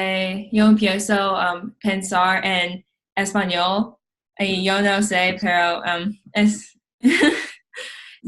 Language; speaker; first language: Spanish; non-native, learner; English